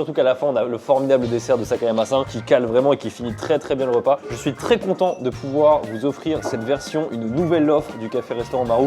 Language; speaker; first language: French; native; French